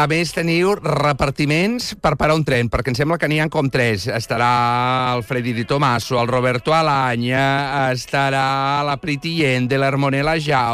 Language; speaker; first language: Catalan; native; Catalan